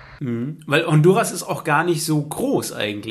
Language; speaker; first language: German; native; German